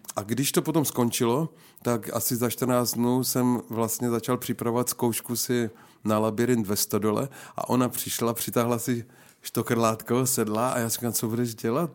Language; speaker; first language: Czech; native; Czech